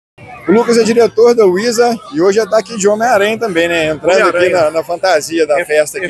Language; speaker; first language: Portuguese; native; Portuguese